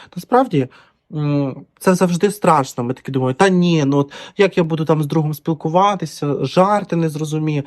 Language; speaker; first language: Ukrainian; non-native, local second language; Russian